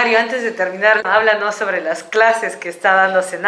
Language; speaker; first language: Spanish; native; Spanish